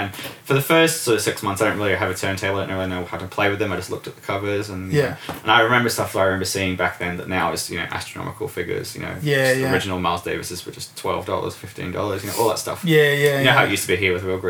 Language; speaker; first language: English; native; English